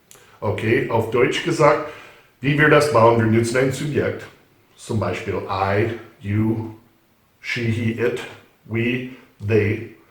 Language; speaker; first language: German; non-native, fluent; English